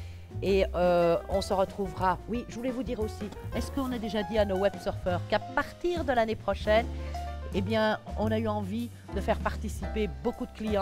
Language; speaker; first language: French; native; French